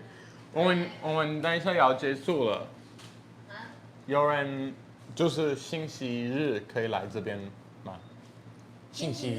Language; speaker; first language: Chinese; non-native, fluent; English